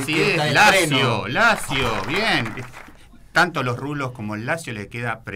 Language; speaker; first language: Spanish; native; Spanish